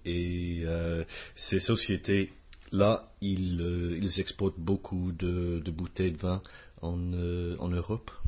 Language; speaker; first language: French; non-native, fluent; English